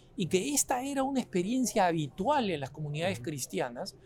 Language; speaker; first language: Spanish; native; Spanish